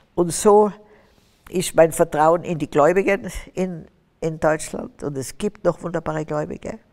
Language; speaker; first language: German; native; German